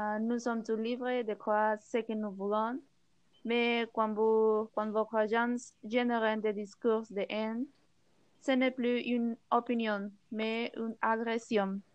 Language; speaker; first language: French; non-native, learner; Spanish